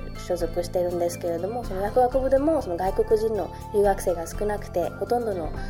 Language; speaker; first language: Japanese; non-native, fluent; Bangla